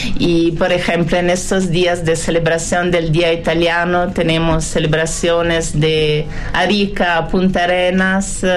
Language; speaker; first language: Spanish; non-native, fluent; Italian